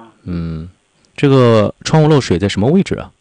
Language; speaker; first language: Chinese; native; Chinese